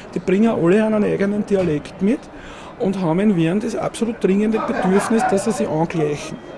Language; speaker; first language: German; native; German